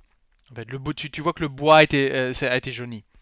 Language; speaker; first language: French; native; French